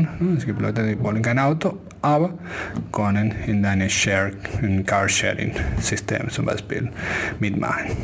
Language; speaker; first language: German; non-native, fluent; Spanish